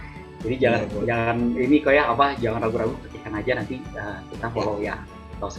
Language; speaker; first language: Indonesian; native; Indonesian